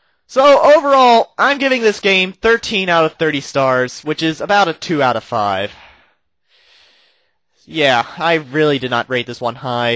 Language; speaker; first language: English; native; English